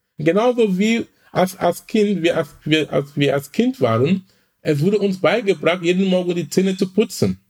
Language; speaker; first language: German; non-native, fluent; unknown